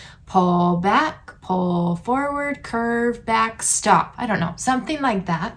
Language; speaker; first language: English; native; English